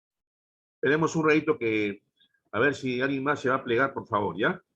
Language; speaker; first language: Spanish; native; Spanish